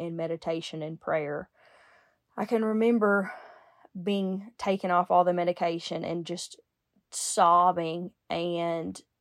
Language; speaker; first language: English; native; English